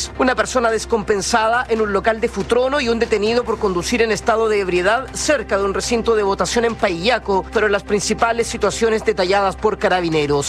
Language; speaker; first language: Spanish; native; Spanish